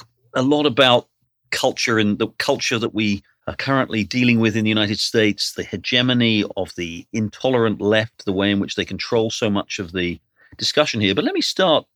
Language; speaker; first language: English; native; English